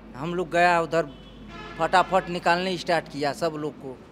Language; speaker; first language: Hindi; native; Hindi